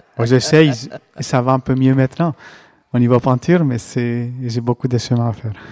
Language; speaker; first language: French; non-native, fluent; Greek